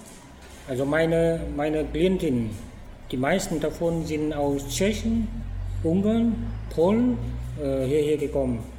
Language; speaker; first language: German; non-native, fluent; Vietnamese